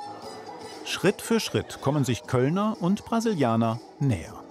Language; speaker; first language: German; native; German